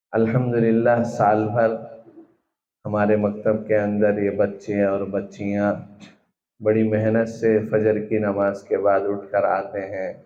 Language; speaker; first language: Urdu; native; Urdu